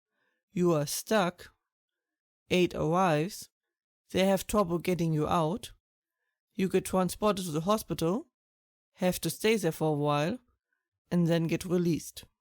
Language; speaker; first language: English; non-native, fluent; German